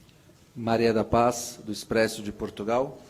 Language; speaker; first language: Portuguese; native; Portuguese